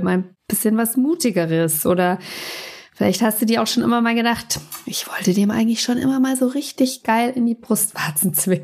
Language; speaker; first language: German; native; German